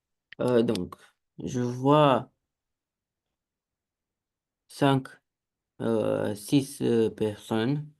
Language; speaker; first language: French; non-native, learner; Romanian